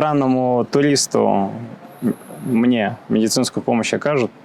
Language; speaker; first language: Russian; native; Russian